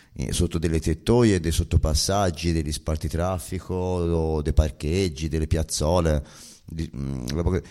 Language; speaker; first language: Italian; native; Italian